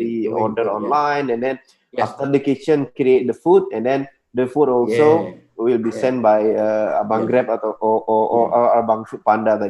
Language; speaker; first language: English; non-native, local second language; Indonesian